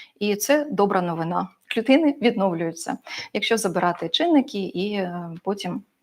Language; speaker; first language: Ukrainian; non-native, local second language; Russian